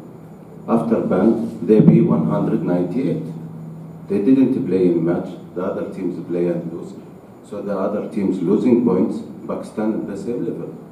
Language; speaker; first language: English; non-native, learner; Arabic